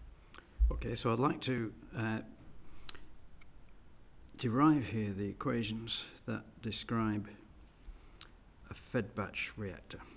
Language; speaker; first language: English; native; English